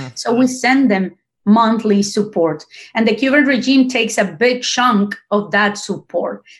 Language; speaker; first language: English; non-native, fluent; Spanish